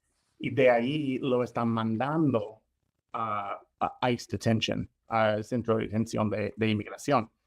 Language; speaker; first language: Spanish; non-native, fluent; English